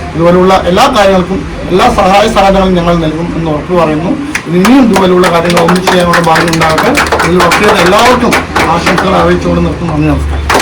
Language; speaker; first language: Malayalam; native; Malayalam